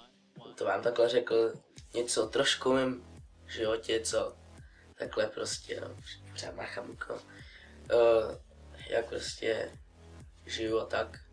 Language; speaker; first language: Czech; early bilingual, other home language; Russian